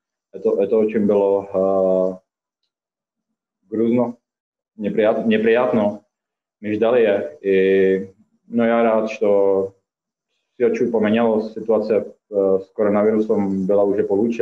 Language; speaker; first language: Russian; non-native, fluent; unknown